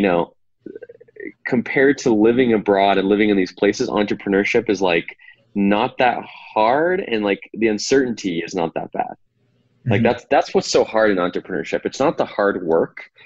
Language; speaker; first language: English; native; English